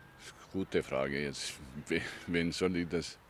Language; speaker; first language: German; non-native, learner; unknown